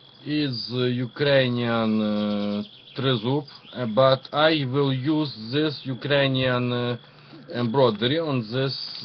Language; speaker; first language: English; non-native, learner; Ukrainian